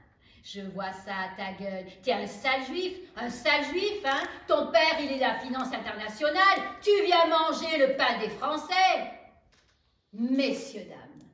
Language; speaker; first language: French; native; French